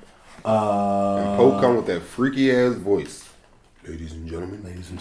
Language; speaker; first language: English; native; English